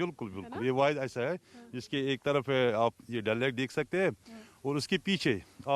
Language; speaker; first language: Hindi; non-native, local second language; Kashmiri